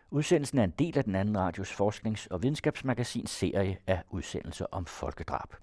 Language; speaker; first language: Danish; native; Danish